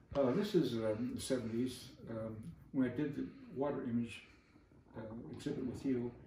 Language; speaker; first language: English; native; English